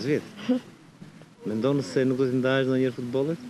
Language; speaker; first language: Albanian; native; Albanian